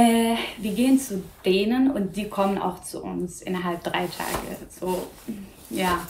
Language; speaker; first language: German; early bilingual, other home language; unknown